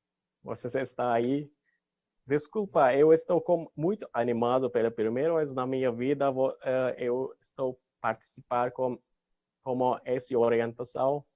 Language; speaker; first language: Portuguese; non-native, learner; Turkish